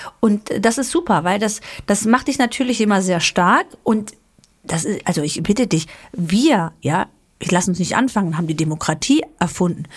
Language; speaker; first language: German; early bilingual, other home language; Greek